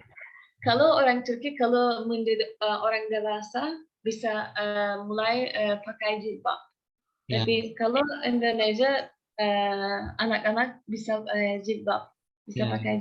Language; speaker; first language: Indonesian; non-native, learner; Turkish